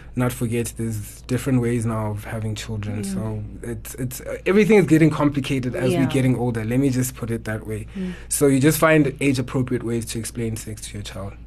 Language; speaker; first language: English; non-native, local second language; Xhosa